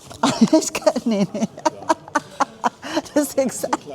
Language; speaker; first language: German; non-native, learner; Filipino